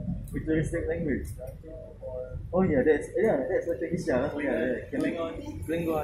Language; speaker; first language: English; non-native, learner; Indonesian